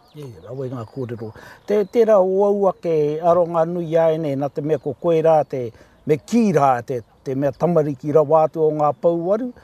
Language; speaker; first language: Māori; native; Māori